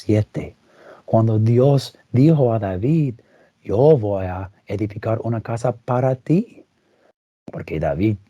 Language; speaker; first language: Spanish; non-native, fluent; English